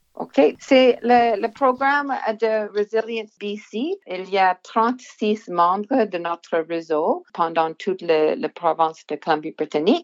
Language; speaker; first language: French; non-native, local second language; English